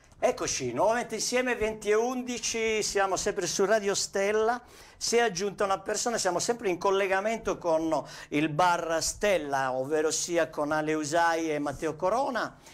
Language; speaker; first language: Italian; native; Italian